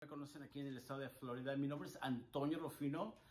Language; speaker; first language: Spanish; early bilingual, heritage; Spanish